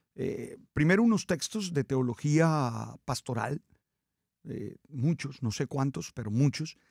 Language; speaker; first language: Spanish; native; Spanish